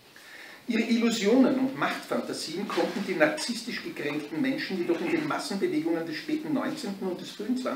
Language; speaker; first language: German; native; German